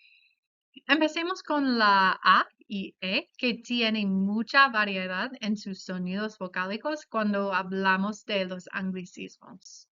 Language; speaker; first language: Spanish; non-native, fluent; English